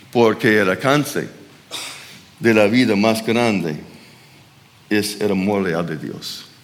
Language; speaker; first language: Spanish; non-native, fluent; English